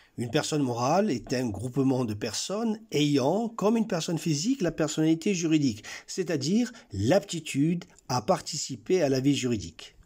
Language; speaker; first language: French; non-native, local second language; Arabic